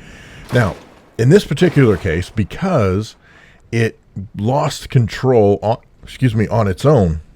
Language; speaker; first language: English; native; English